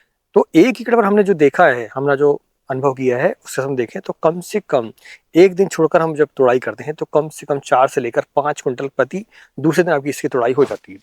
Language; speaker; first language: Hindi; native; Hindi